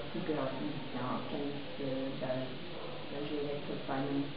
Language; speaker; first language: French; non-native, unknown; English